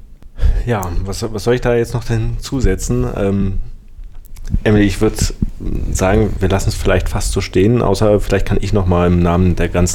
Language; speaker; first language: German; native; German